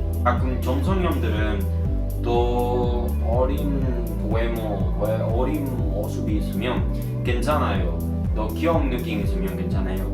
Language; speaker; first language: Korean; non-native, learner; Spanish